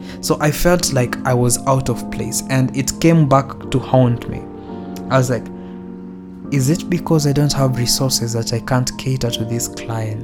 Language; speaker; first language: English; non-native, local second language; Swahili